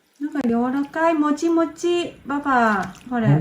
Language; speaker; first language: Japanese; non-native, learner; Thai